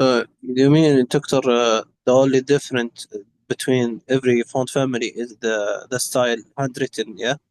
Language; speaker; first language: English; non-native, fluent; Arabic